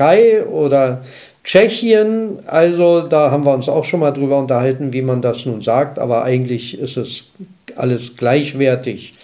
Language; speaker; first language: German; native; German